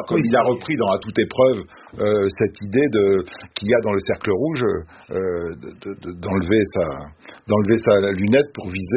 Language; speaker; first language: French; native; French